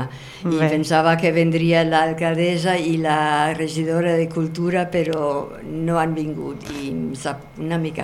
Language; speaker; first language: Catalan; non-native, fluent; German